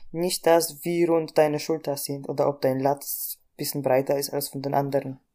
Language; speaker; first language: German; non-native, fluent; Polish